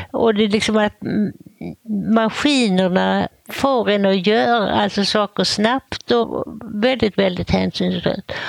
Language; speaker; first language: Swedish; native; Swedish